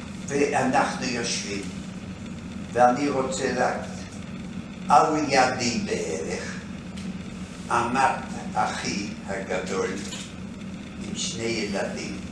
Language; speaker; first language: Hebrew; non-native, fluent; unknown